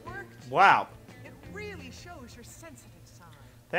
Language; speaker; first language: English; native; English